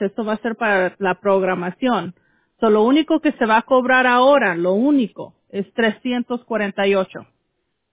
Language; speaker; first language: Spanish; early bilingual, heritage; English